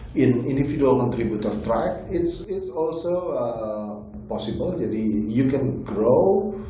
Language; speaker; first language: English; non-native, fluent; Indonesian